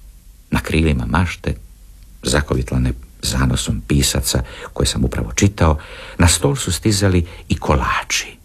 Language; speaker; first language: Serbian; native; Serbian